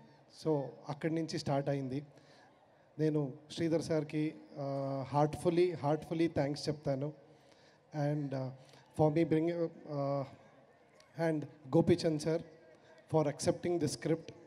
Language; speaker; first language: Telugu; non-native, learner; Kannada